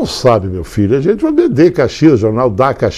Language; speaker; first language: Portuguese; native; Portuguese